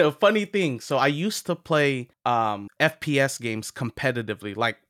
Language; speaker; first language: English; native; English